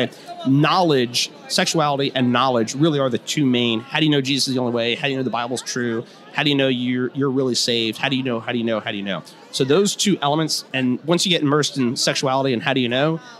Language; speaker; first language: English; native; English